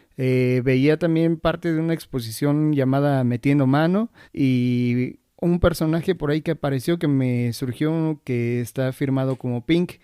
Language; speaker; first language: Spanish; native; Spanish